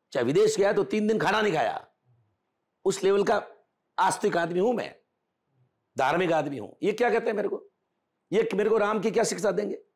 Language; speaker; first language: Hindi; native; Hindi